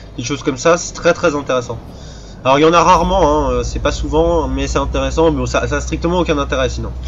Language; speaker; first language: French; native; French